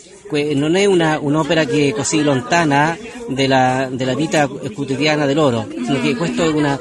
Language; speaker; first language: Italian; non-native, fluent; Spanish